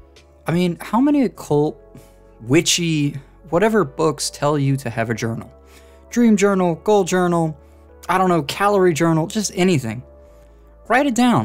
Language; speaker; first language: English; native; English